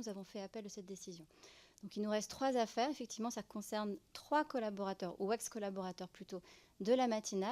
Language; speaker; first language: French; native; French